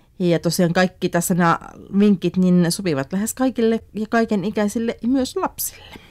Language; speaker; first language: Finnish; native; Finnish